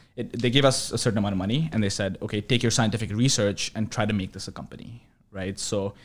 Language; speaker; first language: English; non-native, local second language; Hindi